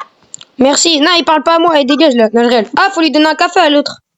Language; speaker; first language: French; native; French